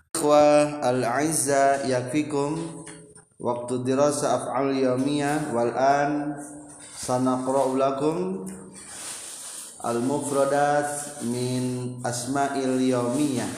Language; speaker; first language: Arabic; non-native, fluent; Indonesian